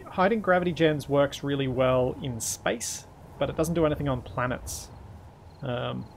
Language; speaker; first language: English; native; English